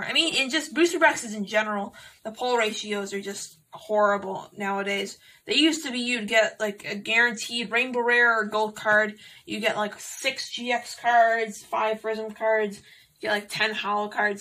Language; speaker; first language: English; native; English